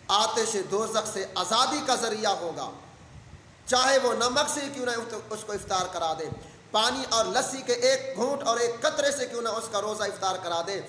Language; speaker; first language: Urdu; non-native, local second language; Saraiki